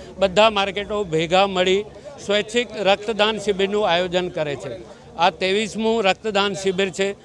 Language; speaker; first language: Gujarati; non-native, local second language; Sindhi